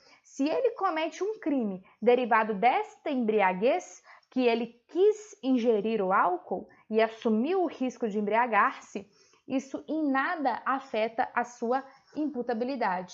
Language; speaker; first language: Portuguese; native; Portuguese